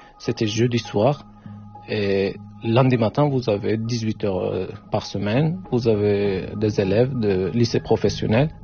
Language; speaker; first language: French; non-native, learner; Turkish